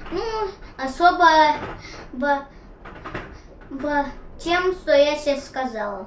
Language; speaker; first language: Russian; early bilingual, heritage; Russian